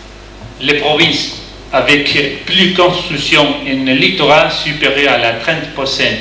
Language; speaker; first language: French; non-native, learner; Spanish